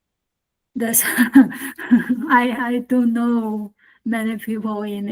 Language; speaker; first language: English; non-native, learner; Chinese